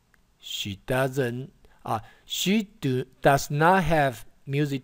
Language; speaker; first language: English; non-native, fluent; Chinese